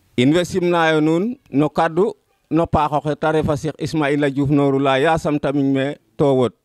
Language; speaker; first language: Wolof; non-native, local second language; Serer